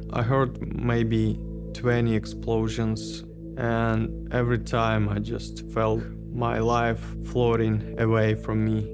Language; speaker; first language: English; non-native, learner; Ukrainian